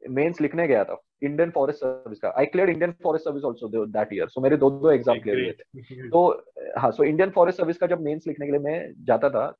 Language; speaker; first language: Hindi; non-native, local second language; Marathi